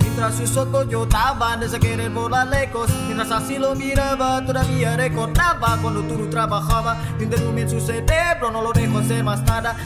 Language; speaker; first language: English; non-native, fluent; Indonesian